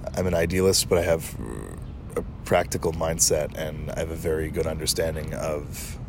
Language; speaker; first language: English; native; English